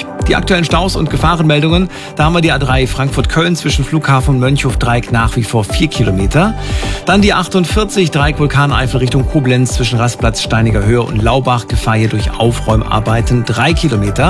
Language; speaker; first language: German; native; German